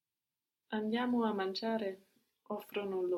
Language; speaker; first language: Italian; non-native, learner; English